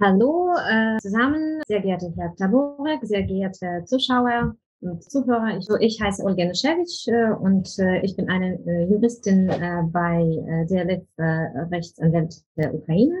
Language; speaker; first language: German; non-native, fluent; Ukrainian